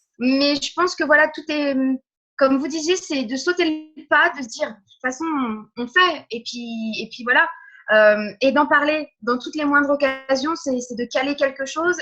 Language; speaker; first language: French; early bilingual, other home language; Portuguese